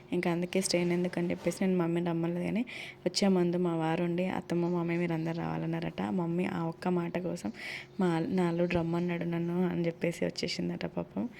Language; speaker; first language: Telugu; native; Telugu